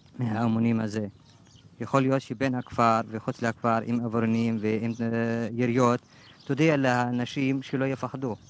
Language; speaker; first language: Hebrew; non-native, local second language; Arabic